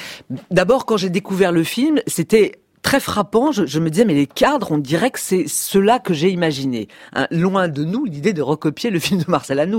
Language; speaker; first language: French; native; French